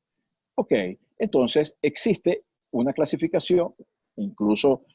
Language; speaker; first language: Spanish; native; Spanish